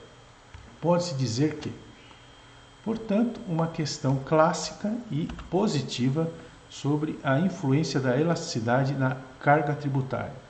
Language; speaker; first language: Portuguese; native; Portuguese